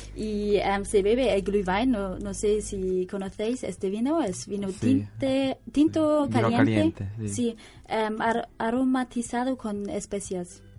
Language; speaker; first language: Spanish; non-native, learner; German